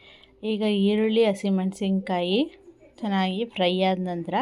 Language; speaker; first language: Kannada; native; Kannada